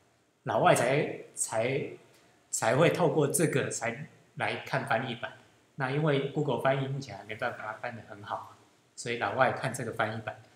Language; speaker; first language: Chinese; native; Chinese